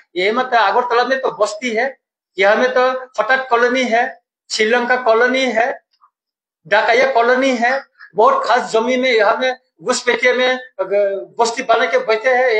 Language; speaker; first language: Hindi; non-native, local second language; Bangla